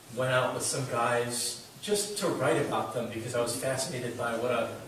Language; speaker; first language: English; native; English